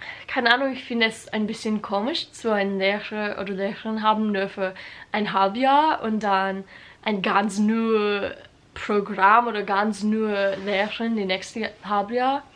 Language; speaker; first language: German; non-native, learner; English